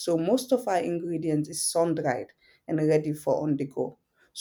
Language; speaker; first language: English; non-native, local second language; Fula